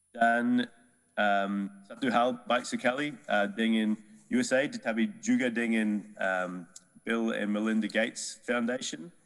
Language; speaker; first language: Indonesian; non-native, fluent; English